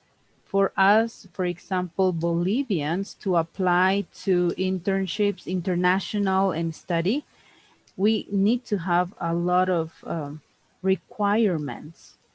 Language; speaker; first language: English; non-native, fluent; Spanish